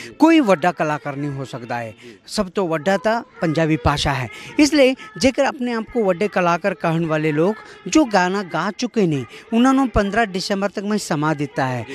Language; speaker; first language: Punjabi; non-native, fluent; Kannada